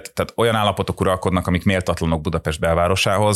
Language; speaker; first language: Hungarian; native; Hungarian